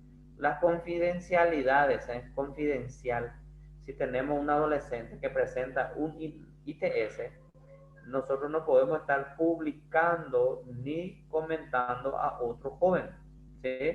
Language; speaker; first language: Spanish; non-native, fluent; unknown